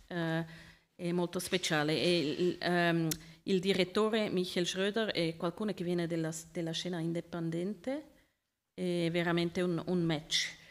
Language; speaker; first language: Italian; non-native, learner; Swiss German